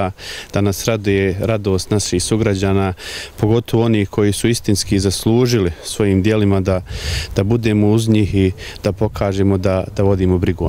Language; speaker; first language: Croatian; native; Croatian